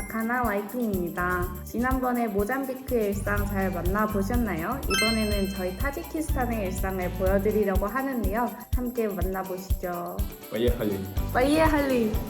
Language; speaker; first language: Korean; native; Korean